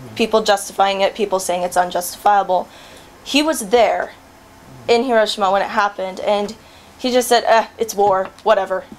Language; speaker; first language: English; native; English